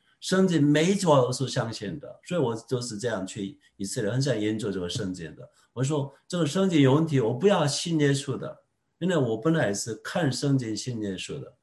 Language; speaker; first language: Chinese; non-native, fluent; Korean